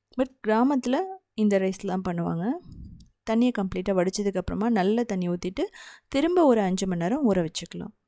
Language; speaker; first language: Tamil; native; Tamil